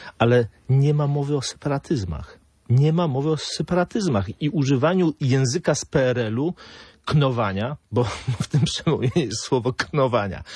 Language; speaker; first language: Polish; native; Polish